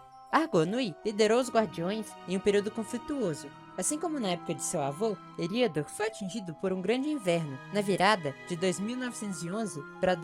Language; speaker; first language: Portuguese; native; Portuguese